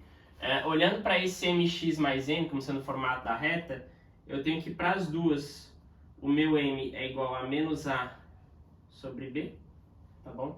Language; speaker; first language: Portuguese; native; Portuguese